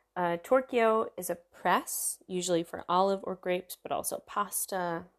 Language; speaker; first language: English; early bilingual, other home language; Italian